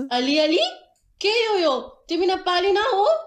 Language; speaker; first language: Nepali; non-native, learner; Urdu